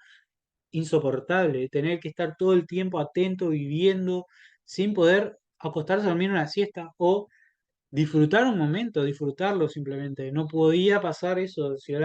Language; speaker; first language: Spanish; native; Spanish